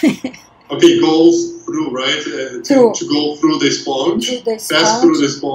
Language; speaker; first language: English; non-native, fluent; Portuguese